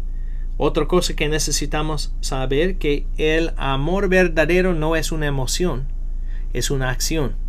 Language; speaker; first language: Spanish; non-native, fluent; English